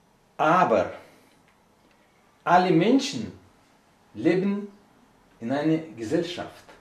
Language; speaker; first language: German; non-native, learner; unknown